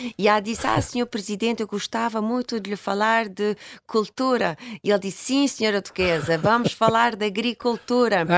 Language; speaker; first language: Portuguese; early bilingual, heritage; French